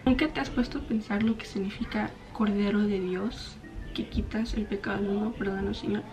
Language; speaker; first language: Spanish; early bilingual, heritage; Spanish